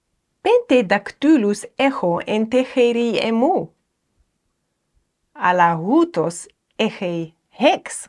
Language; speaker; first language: Greek; non-native, fluent; English